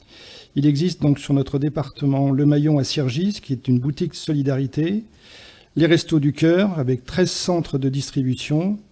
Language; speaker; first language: French; native; French